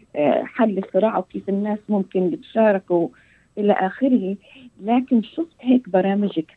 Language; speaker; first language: Arabic; early bilingual, heritage; Arabic